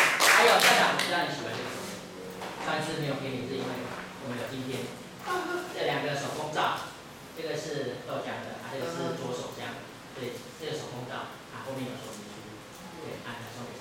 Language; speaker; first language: Chinese; native; Chinese